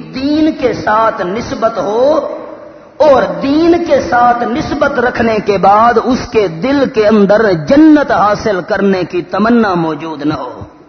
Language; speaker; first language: Urdu; native; Urdu